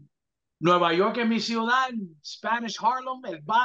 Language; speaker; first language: Spanish; early bilingual, heritage; English